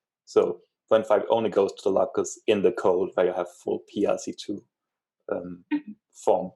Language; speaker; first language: English; non-native, fluent; Danish